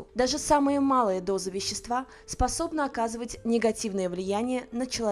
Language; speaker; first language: Russian; native; Russian